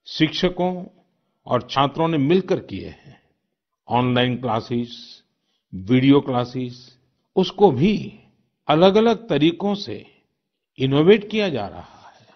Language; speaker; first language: Hindi; non-native, local second language; Gujarati